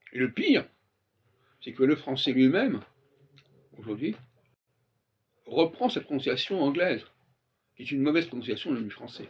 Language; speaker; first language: French; native; French